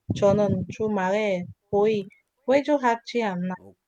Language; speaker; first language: Korean; non-native, learner; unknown